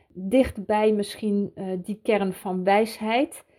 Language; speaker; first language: Dutch; early bilingual, heritage; Dutch